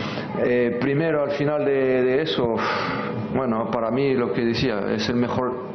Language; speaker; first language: Spanish; non-native, fluent; French